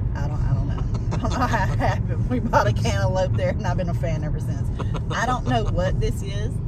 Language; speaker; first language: English; native; English